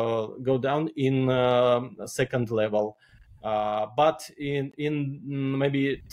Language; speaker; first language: English; non-native, learner; Belarusian